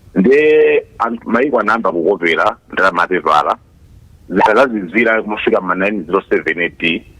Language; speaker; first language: Nyanja; native; Nyanja